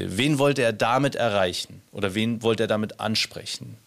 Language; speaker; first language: German; native; German